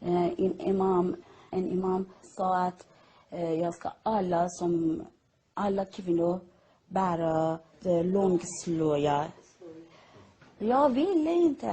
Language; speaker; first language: Swedish; non-native, learner; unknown